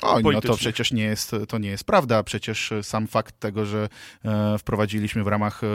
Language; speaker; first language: Polish; native; Polish